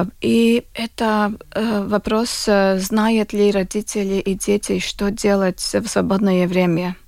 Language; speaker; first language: Russian; non-native, local second language; Latvian